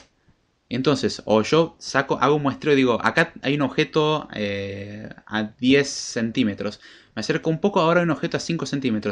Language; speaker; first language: Spanish; native; Spanish